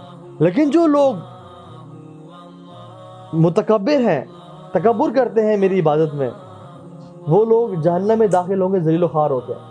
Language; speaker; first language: Urdu; native; Urdu